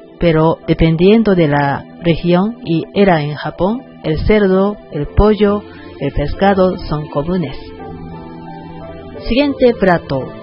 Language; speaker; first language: Spanish; non-native, learner; Japanese